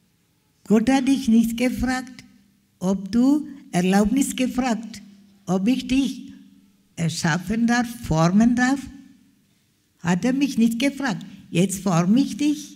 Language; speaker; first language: German; non-native, fluent; Malayalam